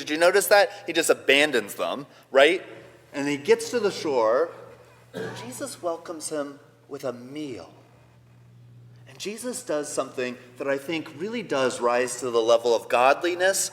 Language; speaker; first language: English; native; English